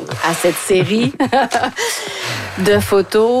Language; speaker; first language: French; native; French